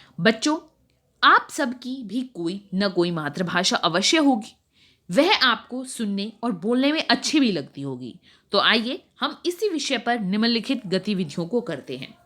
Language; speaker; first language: Hindi; native; Hindi